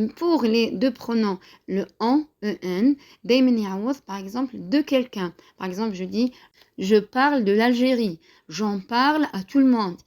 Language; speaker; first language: French; non-native, local second language; Arabic